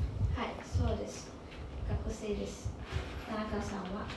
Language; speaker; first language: Japanese; non-native, learner; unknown